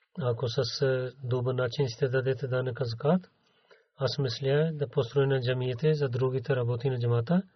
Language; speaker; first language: Bulgarian; non-native, learner; Urdu